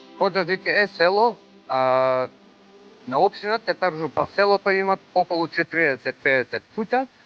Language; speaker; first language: Macedonian; non-native, local second language; Turkish